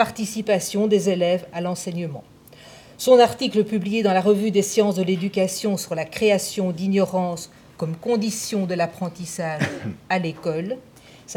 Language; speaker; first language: French; native; French